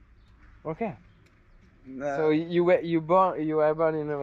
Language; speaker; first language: English; non-native, fluent; French